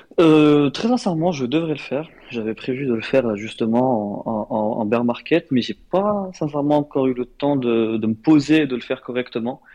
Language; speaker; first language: French; non-native, local second language; Arabic